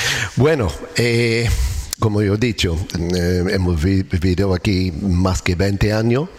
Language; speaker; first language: Spanish; non-native, learner; English